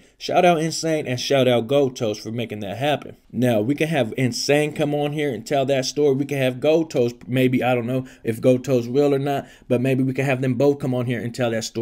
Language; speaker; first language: English; native; English